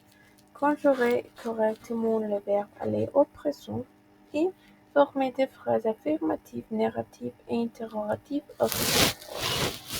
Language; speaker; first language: French; non-native, fluent; Spanish